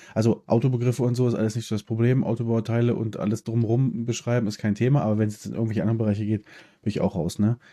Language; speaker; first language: German; early bilingual, other home language; Polish